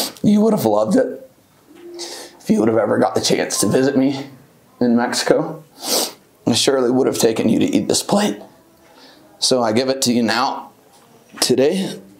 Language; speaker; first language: English; native; English